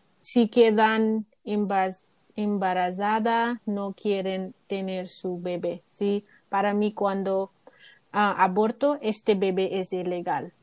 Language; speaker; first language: Spanish; non-native, learner; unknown